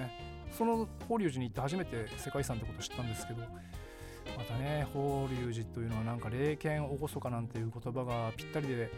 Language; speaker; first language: Japanese; native; Japanese